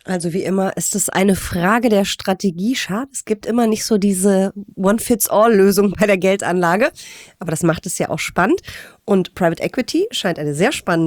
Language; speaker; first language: German; native; German